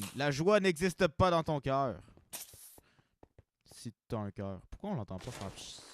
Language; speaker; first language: French; native; French